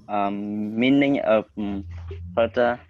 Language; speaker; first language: English; non-native, learner; Vietnamese